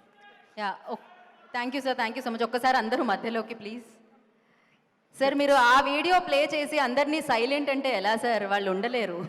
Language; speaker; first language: Telugu; native; Telugu